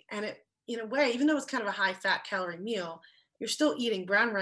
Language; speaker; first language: English; native; English